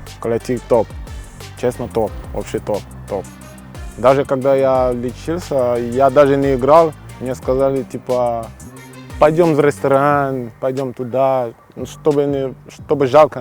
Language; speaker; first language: Russian; non-native, learner; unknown